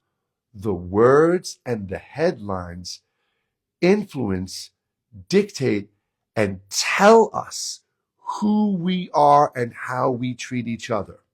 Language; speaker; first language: English; native; English